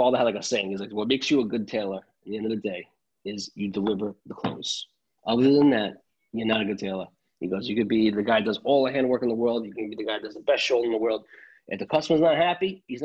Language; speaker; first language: English; early bilingual, other home language; Italian